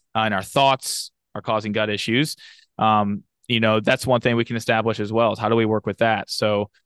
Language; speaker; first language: English; native; English